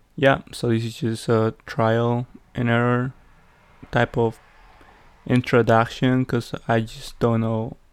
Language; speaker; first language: English; non-native, fluent; Spanish